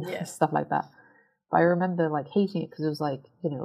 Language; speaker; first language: English; native; English